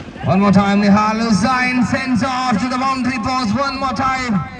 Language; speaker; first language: English; non-native, local second language; Malayalam